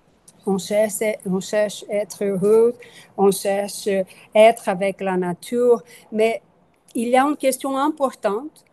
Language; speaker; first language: French; non-native, fluent; Portuguese